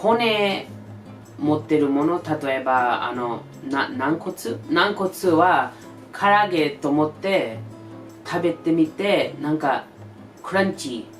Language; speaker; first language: Japanese; non-native, learner; English